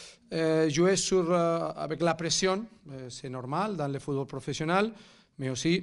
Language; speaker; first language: French; non-native, fluent; Catalan